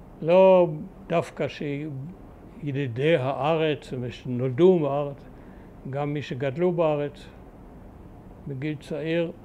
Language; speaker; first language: Hebrew; early bilingual, other home language; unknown